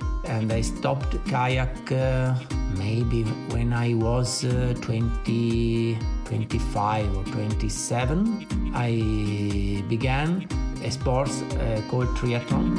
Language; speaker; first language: English; non-native, learner; Italian